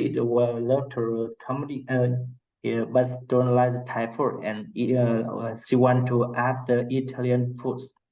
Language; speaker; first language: English; non-native, learner; Vietnamese